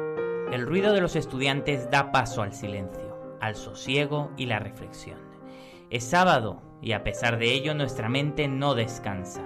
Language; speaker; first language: Spanish; native; Spanish